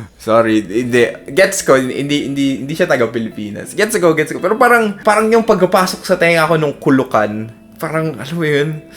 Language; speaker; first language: Filipino; native; Filipino